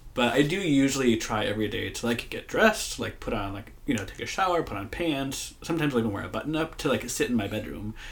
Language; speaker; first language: English; native; English